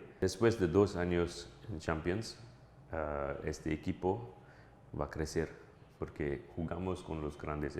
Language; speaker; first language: Spanish; non-native, fluent; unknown